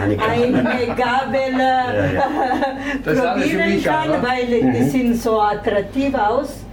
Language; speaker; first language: German; non-native, fluent; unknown